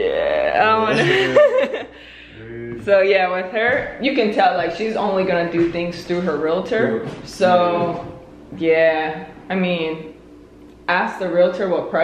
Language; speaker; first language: English; native; English